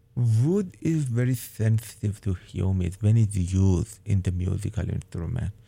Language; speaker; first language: English; non-native, fluent; Persian